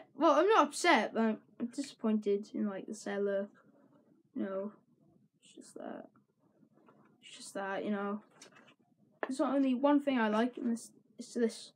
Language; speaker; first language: English; native; English